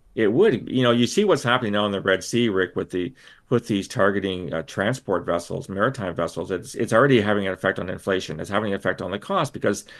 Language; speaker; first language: English; native; English